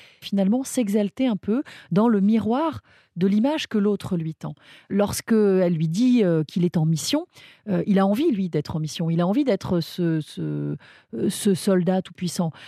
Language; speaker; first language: French; native; French